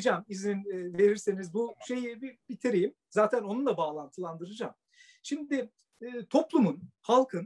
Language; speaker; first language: Turkish; native; Turkish